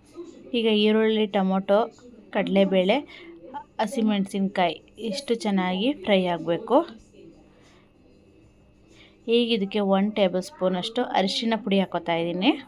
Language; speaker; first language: Kannada; native; Kannada